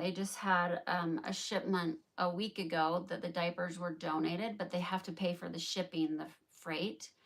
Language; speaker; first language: English; native; English